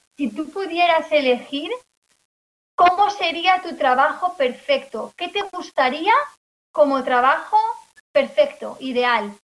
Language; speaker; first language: Spanish; native; Spanish